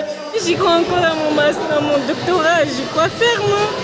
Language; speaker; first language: French; non-native, local second language; Comorian